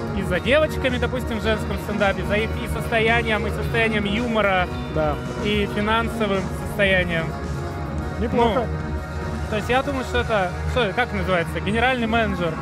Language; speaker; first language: Russian; native; Russian